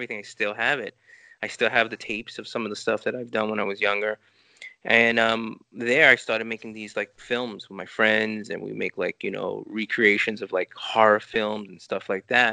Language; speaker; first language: English; early bilingual, other home language; Spanish